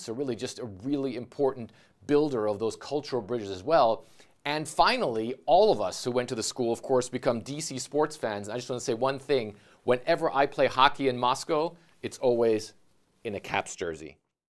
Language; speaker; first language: English; early bilingual, other home language; German